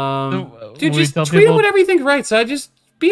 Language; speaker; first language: English; native; English